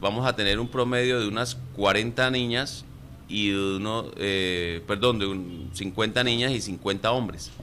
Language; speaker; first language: Spanish; native; Spanish